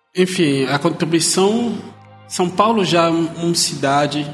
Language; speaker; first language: Portuguese; non-native, fluent; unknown